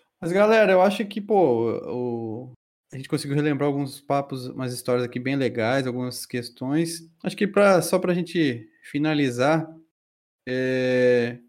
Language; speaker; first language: Portuguese; native; Portuguese